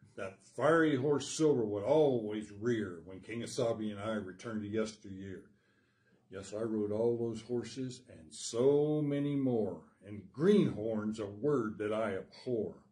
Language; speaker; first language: English; native; English